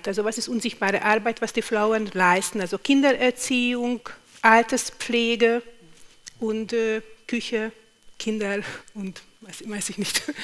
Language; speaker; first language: German; non-native, fluent; Hungarian